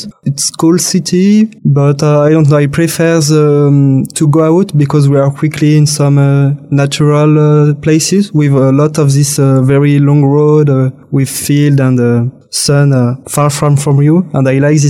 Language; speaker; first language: English; non-native, fluent; French